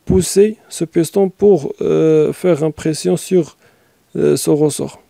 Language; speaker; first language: French; non-native, local second language; Arabic